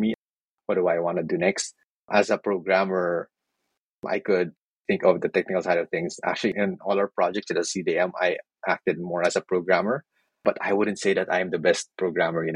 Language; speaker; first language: English; non-native, local second language; Filipino